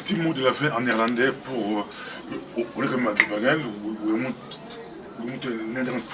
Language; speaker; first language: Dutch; non-native, learner; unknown